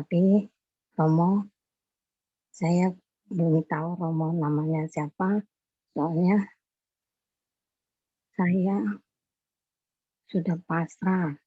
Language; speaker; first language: Indonesian; non-native, local second language; Chinese